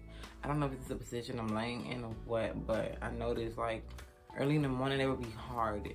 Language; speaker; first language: English; native; English